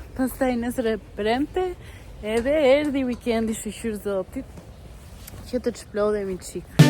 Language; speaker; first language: Albanian; early bilingual, heritage; Albanian